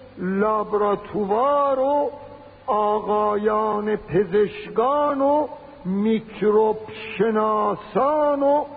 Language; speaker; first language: Persian; native; Persian